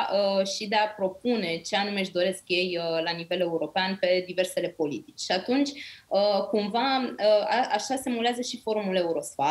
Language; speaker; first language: Romanian; native; Romanian